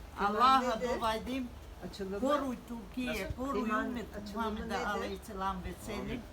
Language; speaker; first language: Turkish; non-native, local second language; Bosnian